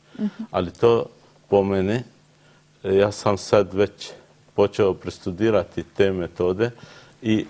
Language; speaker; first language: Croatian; non-native, learner; Arabic